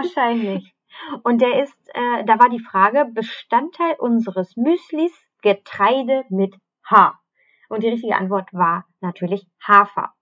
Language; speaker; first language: German; native; German